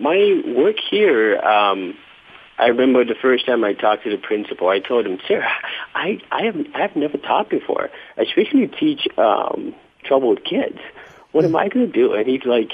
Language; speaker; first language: English; non-native, local second language; Akan